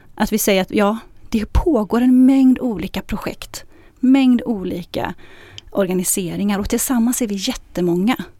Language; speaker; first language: Swedish; early bilingual, other home language; Arabic